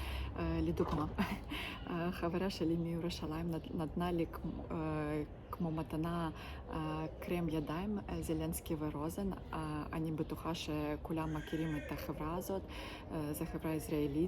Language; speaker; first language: Hebrew; non-native, learner; Ukrainian